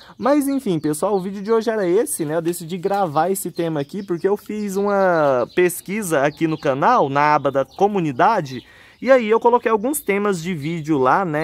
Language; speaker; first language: Portuguese; native; Portuguese